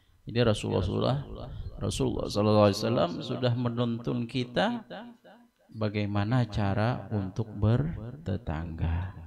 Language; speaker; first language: Indonesian; non-native, local second language; Banjar